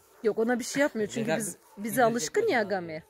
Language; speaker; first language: Turkish; native; Turkish